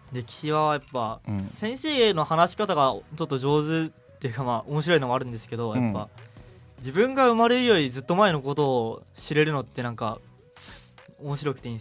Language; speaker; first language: Japanese; native; Japanese